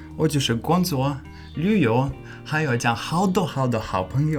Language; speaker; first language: Chinese; non-native, learner; English